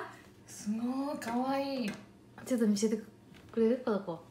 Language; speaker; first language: Japanese; non-native, fluent; Nepali